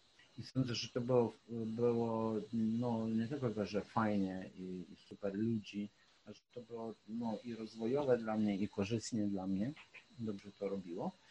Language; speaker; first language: Polish; non-native, fluent; Ukrainian